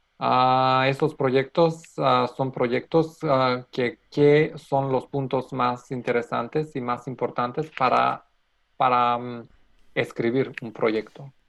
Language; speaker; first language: Spanish; non-native, learner; Macedonian